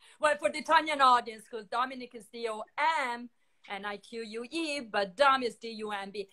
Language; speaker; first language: English; non-native, fluent; Italian